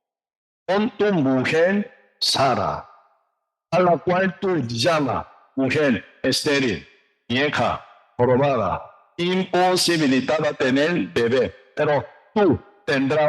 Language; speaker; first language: Spanish; non-native, learner; Korean